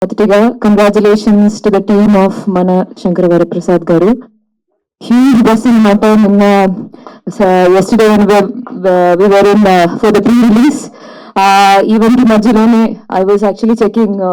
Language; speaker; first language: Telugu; non-native, local second language; Malayalam